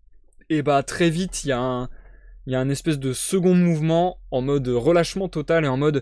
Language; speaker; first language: French; native; French